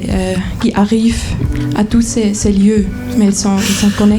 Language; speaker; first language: French; non-native, fluent; German